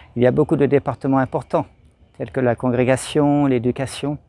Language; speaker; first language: French; native; French